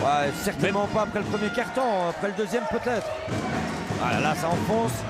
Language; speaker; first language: French; native; French